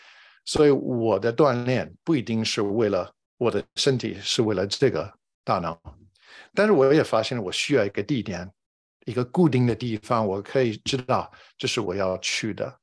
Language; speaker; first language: Chinese; non-native, fluent; English